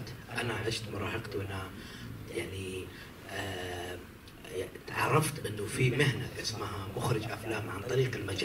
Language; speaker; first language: Arabic; native; Arabic